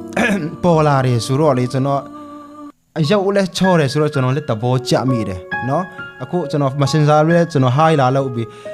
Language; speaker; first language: Burmese; non-native, local second language; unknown